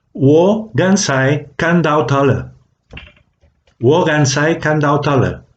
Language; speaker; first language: Chinese; non-native, fluent; Catalan